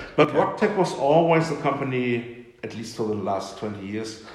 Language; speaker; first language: English; non-native, fluent; German